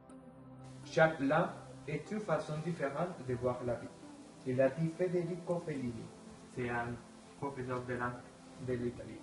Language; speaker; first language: French; non-native, learner; Spanish